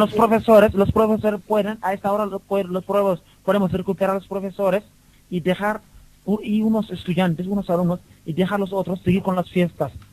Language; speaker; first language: Spanish; non-native, learner; Wolof